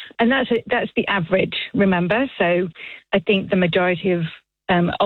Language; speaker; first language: English; native; English